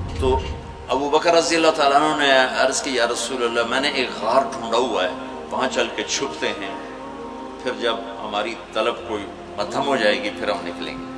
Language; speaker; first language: Urdu; non-native, local second language; Punjabi